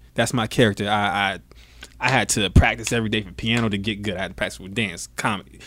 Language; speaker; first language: English; native; English